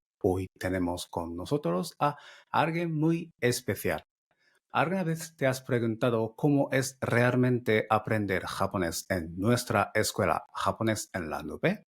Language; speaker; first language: Spanish; non-native, fluent; Japanese